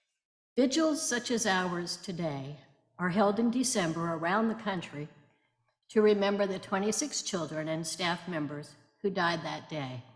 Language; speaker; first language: English; native; English